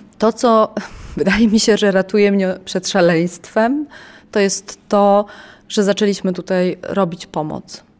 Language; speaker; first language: Polish; native; Polish